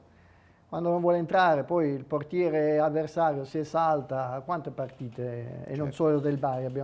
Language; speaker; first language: Italian; native; Italian